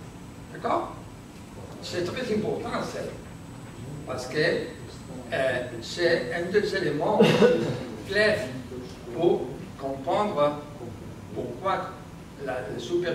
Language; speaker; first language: French; non-native, learner; Spanish